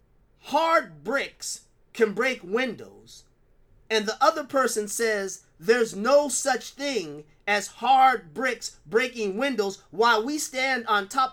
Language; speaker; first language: English; native; English